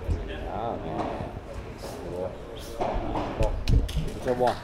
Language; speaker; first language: French; non-native, learner; Spanish